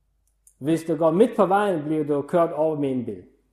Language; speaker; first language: Danish; non-native, fluent; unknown